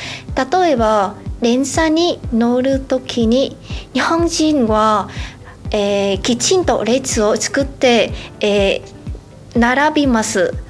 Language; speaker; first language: Japanese; non-native, learner; Vietnamese